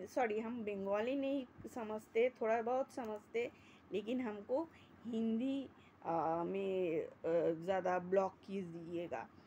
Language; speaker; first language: Hindi; non-native, local second language; Bangla